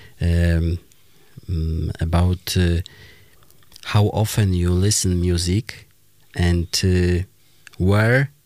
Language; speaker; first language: English; non-native, learner; Polish